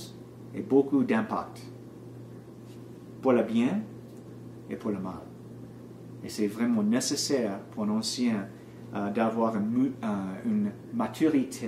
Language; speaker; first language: French; non-native, learner; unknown